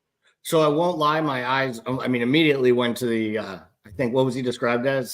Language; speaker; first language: English; native; English